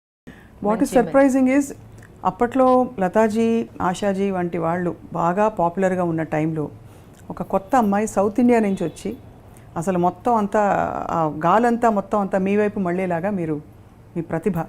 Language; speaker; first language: Telugu; native; Telugu